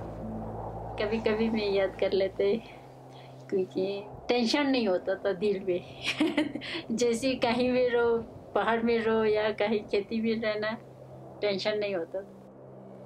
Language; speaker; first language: Hindi; non-native, local second language; Ladakhi